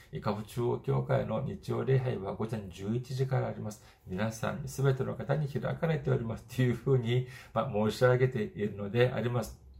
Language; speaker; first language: Japanese; non-native, fluent; Korean